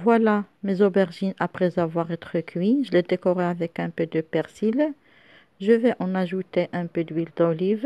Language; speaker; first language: French; non-native, local second language; Arabic